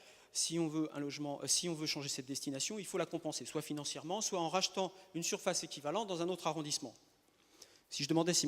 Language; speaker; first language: French; native; French